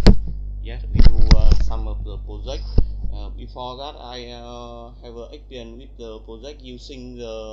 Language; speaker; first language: English; non-native, learner; Vietnamese